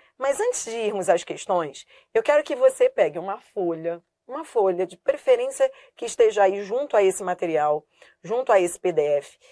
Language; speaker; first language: Portuguese; native; Portuguese